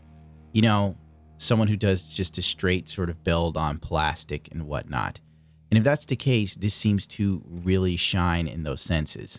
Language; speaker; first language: English; native; English